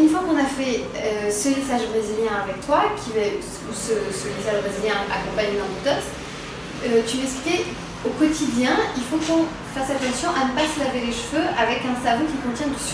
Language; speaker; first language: French; native; French